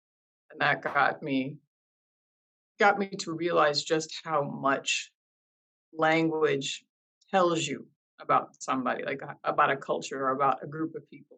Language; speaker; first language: English; native; English